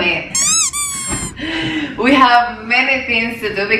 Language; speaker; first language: English; non-native, learner; Spanish